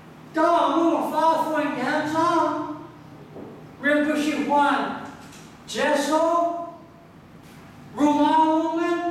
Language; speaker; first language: Chinese; non-native, learner; English